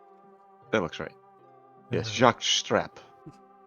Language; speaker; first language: English; native; English